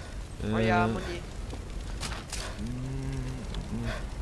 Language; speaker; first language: German; native; German